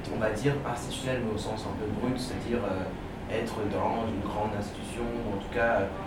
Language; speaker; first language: French; native; French